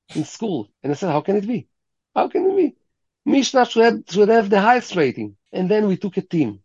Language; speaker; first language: English; early bilingual, heritage; Hebrew